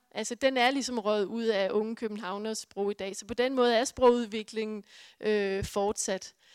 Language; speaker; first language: Danish; native; Danish